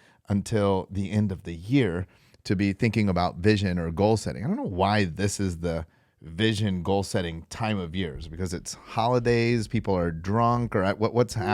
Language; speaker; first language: English; native; English